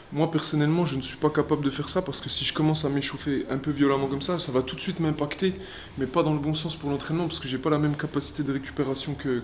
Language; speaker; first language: French; native; French